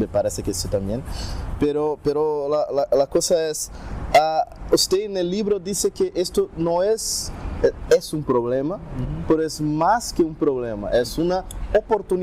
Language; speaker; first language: Spanish; non-native, fluent; Portuguese